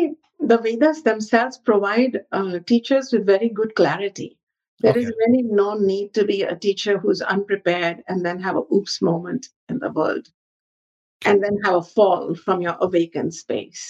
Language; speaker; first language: English; non-native, local second language; Hindi